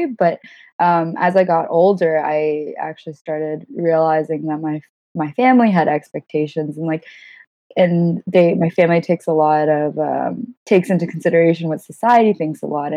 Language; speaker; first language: English; non-native, fluent; Gujarati